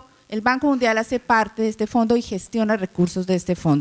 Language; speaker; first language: Spanish; native; Spanish